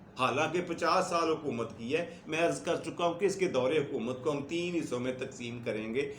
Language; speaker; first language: Urdu; native; Urdu